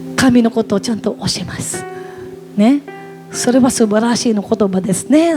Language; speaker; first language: Japanese; non-native, learner; Filipino